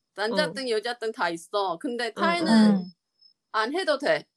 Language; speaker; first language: Korean; non-native, learner; Chinese